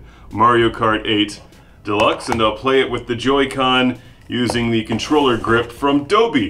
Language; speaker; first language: English; native; English